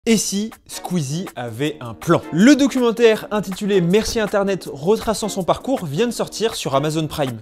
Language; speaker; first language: French; native; French